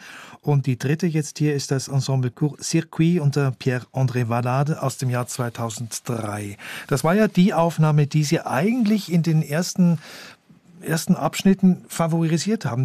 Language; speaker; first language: German; native; German